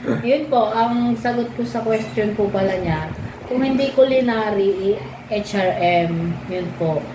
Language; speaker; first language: Filipino; native; Filipino